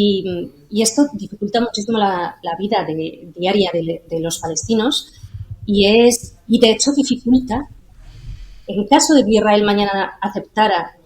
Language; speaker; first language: Spanish; native; Spanish